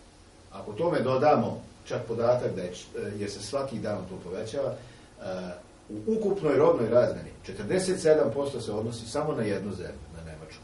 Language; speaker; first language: Serbian; native; Serbian